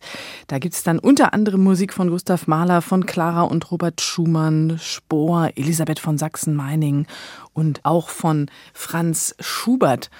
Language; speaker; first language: German; native; German